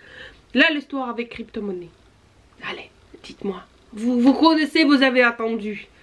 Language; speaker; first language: French; non-native, fluent; Russian